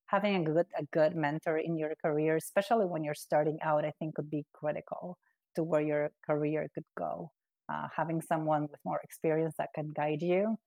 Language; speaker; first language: English; non-native, fluent; Spanish